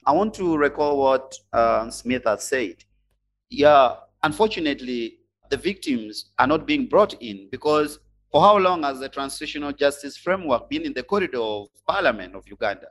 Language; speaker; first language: English; non-native, local second language; Acoli